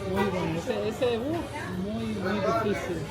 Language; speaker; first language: Spanish; non-native, learner; English